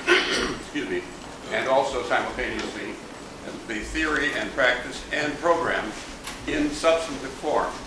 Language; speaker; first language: English; native; English